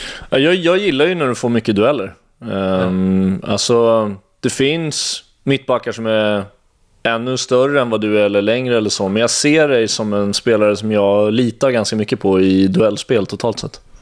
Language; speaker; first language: Swedish; native; Swedish